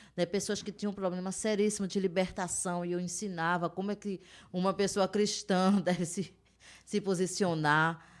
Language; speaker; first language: Portuguese; native; Portuguese